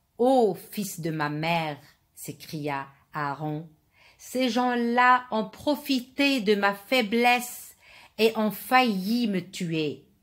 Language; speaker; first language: French; non-native, local second language; Arabic